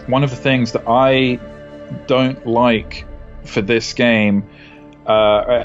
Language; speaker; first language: English; native; English